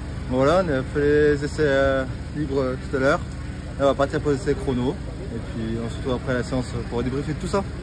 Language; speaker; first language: French; native; French